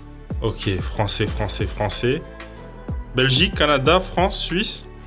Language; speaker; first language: French; native; French